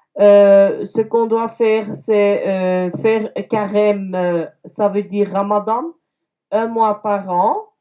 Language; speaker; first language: French; early bilingual, other home language; Turkish